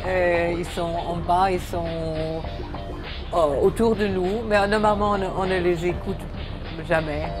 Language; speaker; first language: French; non-native, fluent; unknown